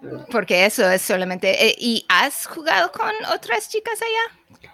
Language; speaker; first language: Spanish; non-native, fluent; English